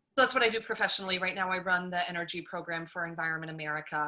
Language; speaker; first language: English; early bilingual, other home language; German